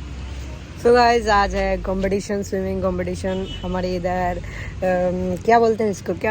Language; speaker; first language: Hindi; non-native, local second language; Bangla